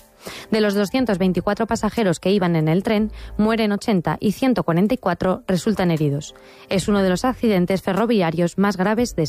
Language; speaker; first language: Spanish; native; Spanish